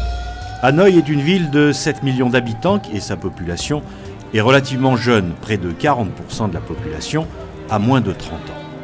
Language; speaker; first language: French; native; French